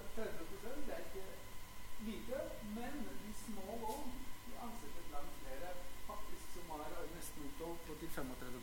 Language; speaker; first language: Norwegian; non-native, fluent; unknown